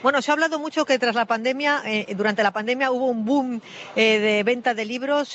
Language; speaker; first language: Spanish; native; Spanish